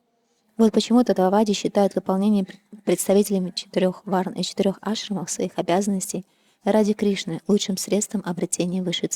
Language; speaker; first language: Russian; native; Russian